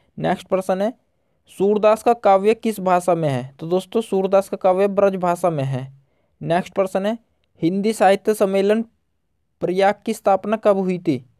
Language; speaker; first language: Hindi; native; Hindi